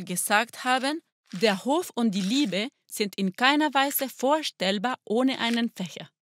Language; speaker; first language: German; non-native, fluent; Spanish